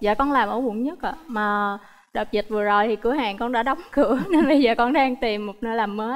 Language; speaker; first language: Vietnamese; native; Vietnamese